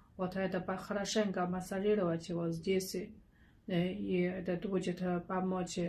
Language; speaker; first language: Russian; non-native, learner; Chinese